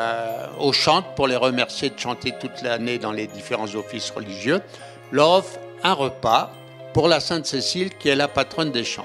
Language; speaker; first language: French; native; French